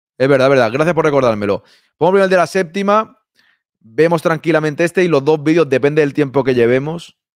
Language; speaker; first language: Spanish; native; Spanish